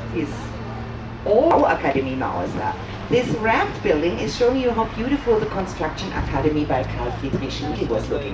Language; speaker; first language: English; non-native, fluent; German